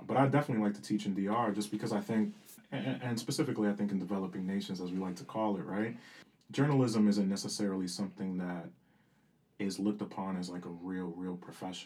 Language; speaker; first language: English; early bilingual, other home language; Spanish